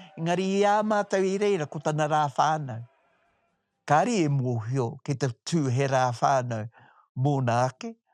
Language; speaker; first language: Māori; native; Māori